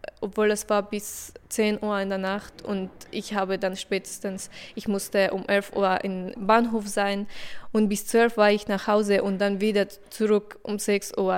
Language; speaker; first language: German; non-native, learner; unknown